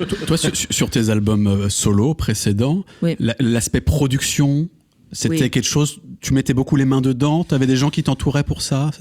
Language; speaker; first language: French; native; French